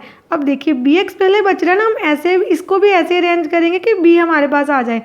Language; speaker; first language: Hindi; native; Hindi